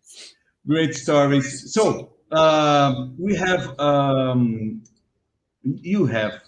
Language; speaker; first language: English; non-native, learner; Portuguese